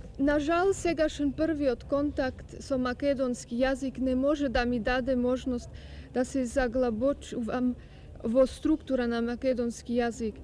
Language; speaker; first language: Macedonian; non-native, learner; German